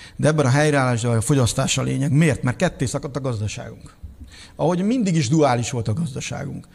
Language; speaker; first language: Hungarian; native; Hungarian